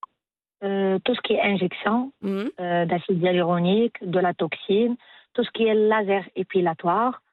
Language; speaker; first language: French; non-native, local second language; Arabic